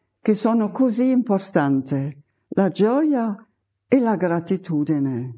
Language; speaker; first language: Italian; non-native, fluent; German